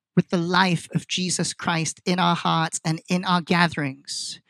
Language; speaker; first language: English; non-native, fluent; Korean